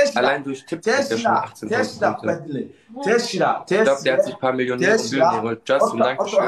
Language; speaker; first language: German; early bilingual, other home language; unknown